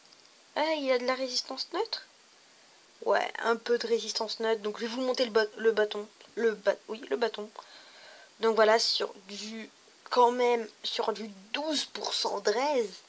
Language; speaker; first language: French; native; French